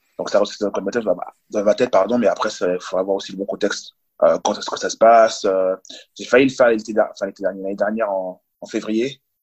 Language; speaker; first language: French; early bilingual, other home language; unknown